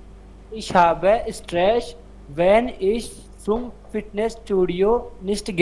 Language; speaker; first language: German; non-native, learner; Hindi